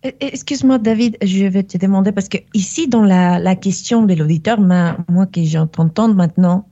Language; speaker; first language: French; non-native, fluent; Spanish